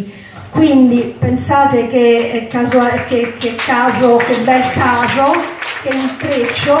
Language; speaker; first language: Italian; native; Italian